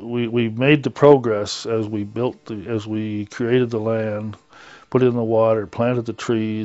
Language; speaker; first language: English; native; English